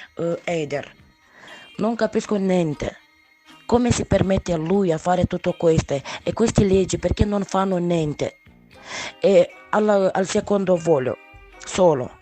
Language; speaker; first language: Italian; non-native, learner; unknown